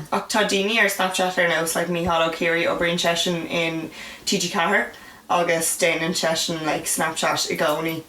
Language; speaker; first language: Irish; non-native, local second language; English